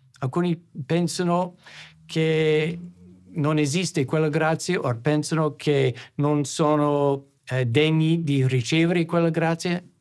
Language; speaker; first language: Italian; non-native, fluent; English